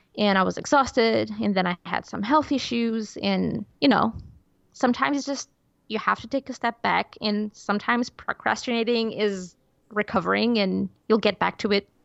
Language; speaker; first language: English; non-native, fluent; Portuguese